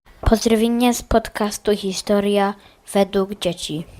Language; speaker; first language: Polish; early bilingual, heritage; Polish